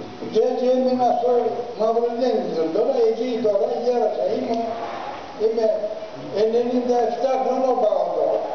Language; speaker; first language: Greek; early bilingual, other home language; Turkish